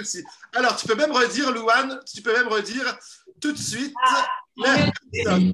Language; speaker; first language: French; native; French